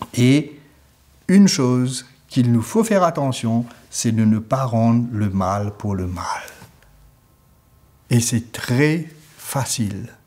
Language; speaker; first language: French; native; French